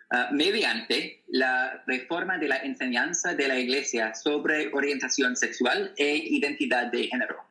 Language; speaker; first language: Spanish; non-native, learner; English